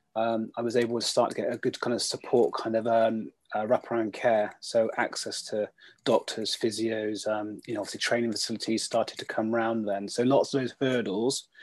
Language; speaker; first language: English; native; English